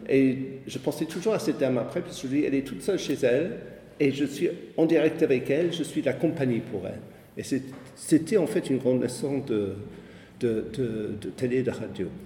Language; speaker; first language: French; non-native, fluent; English